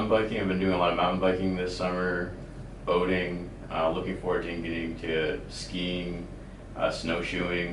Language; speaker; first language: English; native; English